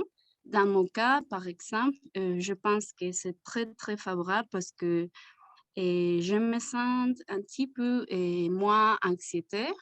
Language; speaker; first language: French; non-native, learner; Spanish